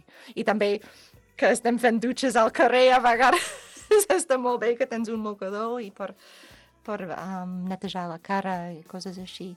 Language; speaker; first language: Catalan; non-native, learner; English